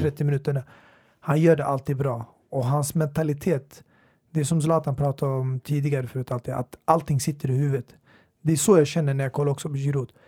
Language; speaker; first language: Swedish; native; Swedish